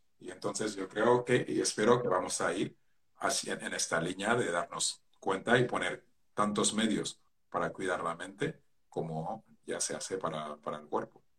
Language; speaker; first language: Spanish; non-native, fluent; Wolof